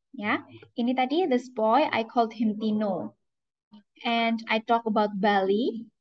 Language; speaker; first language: English; non-native, fluent; Indonesian